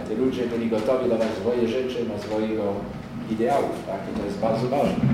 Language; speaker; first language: Polish; non-native, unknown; French